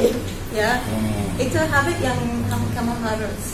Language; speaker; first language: Indonesian; non-native, fluent; English